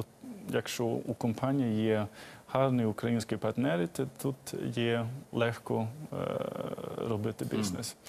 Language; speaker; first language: Ukrainian; non-native, fluent; Swedish